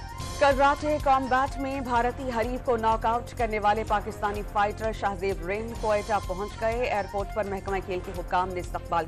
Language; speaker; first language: Urdu; native; Urdu